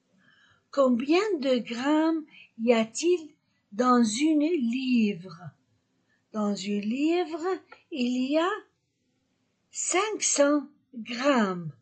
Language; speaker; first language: French; non-native, fluent; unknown